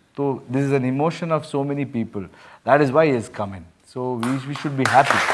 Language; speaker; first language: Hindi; non-native, local second language; Kannada